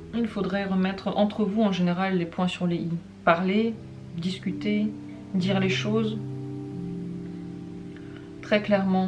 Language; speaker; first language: French; native; French